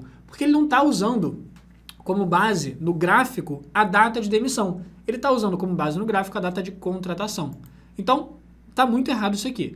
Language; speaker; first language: Portuguese; native; Portuguese